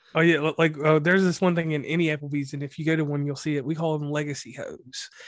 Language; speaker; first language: English; native; English